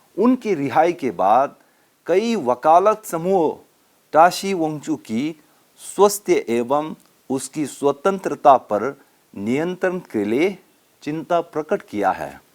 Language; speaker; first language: Hindi; non-native, local second language; Tibetan